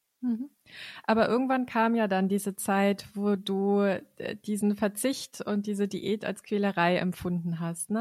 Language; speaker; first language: German; native; German